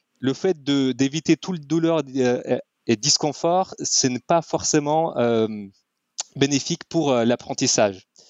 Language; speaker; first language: French; non-native, fluent; Russian